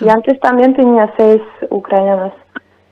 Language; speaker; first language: Spanish; non-native, fluent; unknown